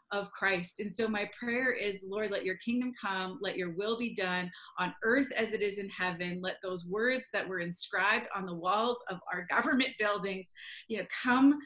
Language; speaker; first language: English; native; English